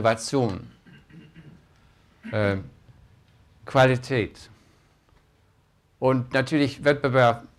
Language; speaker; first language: German; non-native, fluent; English